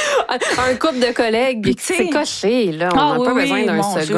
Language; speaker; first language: French; native; French